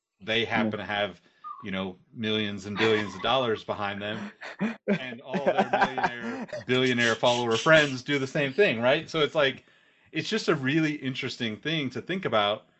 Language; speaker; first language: English; native; English